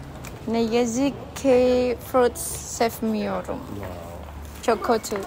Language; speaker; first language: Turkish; non-native, learner; Indonesian